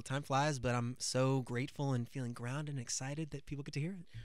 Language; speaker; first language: English; native; English